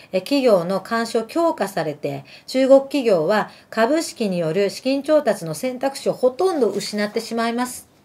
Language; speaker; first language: Japanese; early bilingual, other home language; Arabic